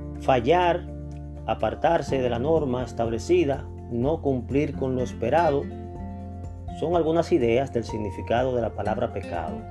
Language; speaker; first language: Spanish; native; Spanish